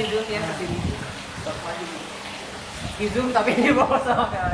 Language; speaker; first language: Indonesian; native; Indonesian